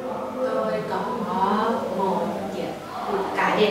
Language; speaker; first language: Vietnamese; non-native, learner; Thai